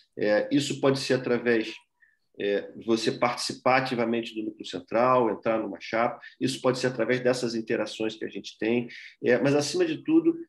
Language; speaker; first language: Portuguese; native; Portuguese